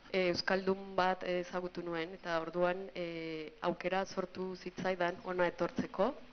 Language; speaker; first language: Basque; non-native, fluent; Spanish